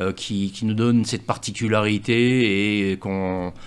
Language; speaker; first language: French; native; French